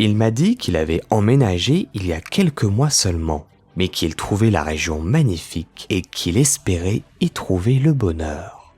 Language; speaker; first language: French; native; French